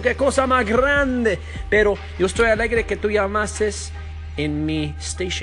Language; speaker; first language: Spanish; early bilingual, heritage; Spanish